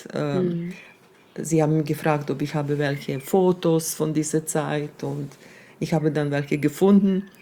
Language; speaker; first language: German; non-native, fluent; Serbian